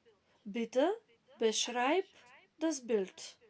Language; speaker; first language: German; non-native, fluent; Macedonian